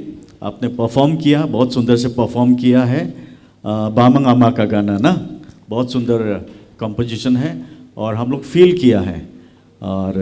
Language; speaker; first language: Hindi; non-native, local second language; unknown